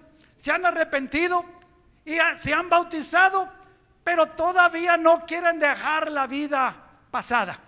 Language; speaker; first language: Spanish; native; Spanish